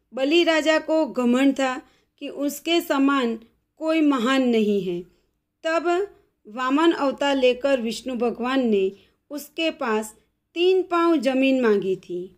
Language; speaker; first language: Hindi; non-native, local second language; Gujarati